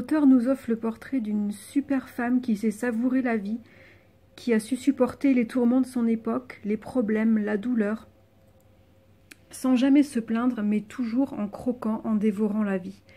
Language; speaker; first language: French; native; French